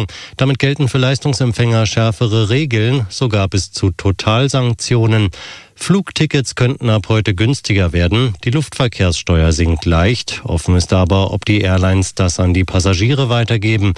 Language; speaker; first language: German; native; German